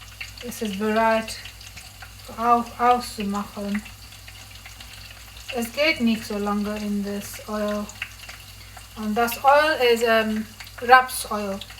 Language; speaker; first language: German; non-native, learner; English